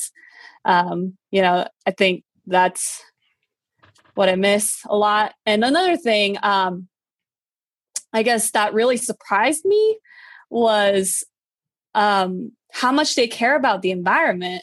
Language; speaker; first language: English; early bilingual, other home language; Korean